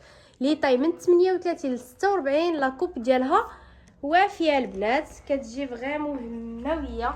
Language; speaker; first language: Arabic; native; Arabic